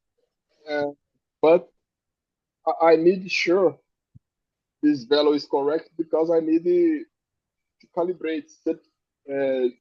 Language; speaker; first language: English; non-native, learner; Portuguese